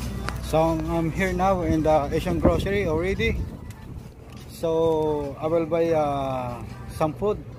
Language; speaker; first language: English; non-native, learner; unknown